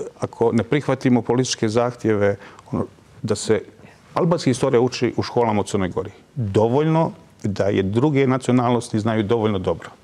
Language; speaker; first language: Serbian; non-native, local second language; Albanian